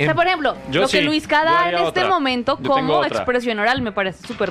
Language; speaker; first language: Spanish; native; Spanish